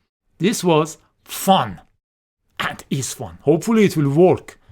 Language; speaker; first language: English; non-native, fluent; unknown